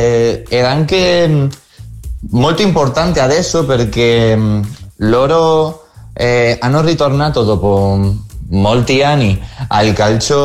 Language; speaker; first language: Italian; non-native, fluent; Spanish